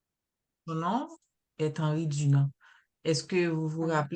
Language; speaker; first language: French; native; French